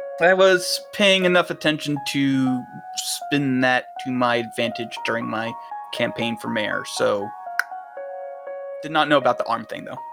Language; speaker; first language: English; native; English